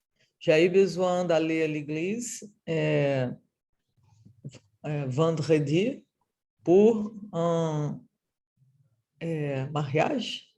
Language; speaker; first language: French; non-native, learner; Portuguese